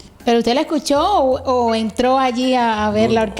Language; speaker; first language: Spanish; native; Spanish